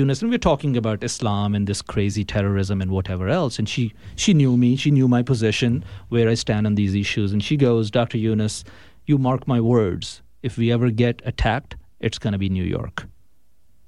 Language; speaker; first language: English; non-native, local second language; Urdu